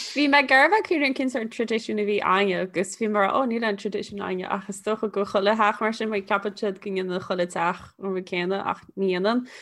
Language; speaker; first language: Irish; non-native, local second language; English